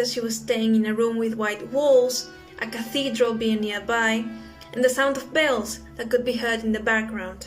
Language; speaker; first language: English; non-native, fluent; Spanish